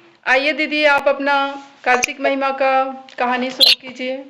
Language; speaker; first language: Hindi; native; Hindi